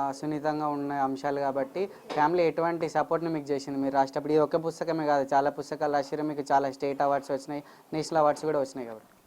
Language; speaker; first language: Telugu; native; Telugu